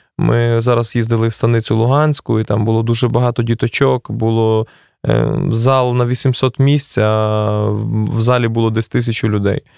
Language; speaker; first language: Ukrainian; native; Ukrainian